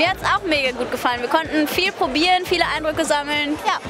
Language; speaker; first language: German; native; German